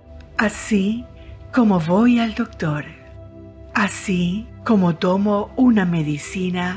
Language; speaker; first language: Spanish; native; Spanish